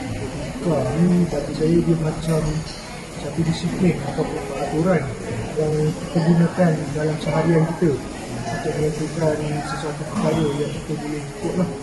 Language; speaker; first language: Malay; native; Malay